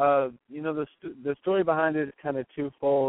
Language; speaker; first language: English; native; English